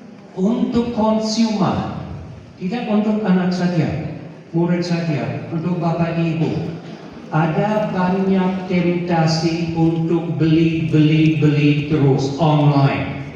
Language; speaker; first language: Indonesian; non-native, fluent; English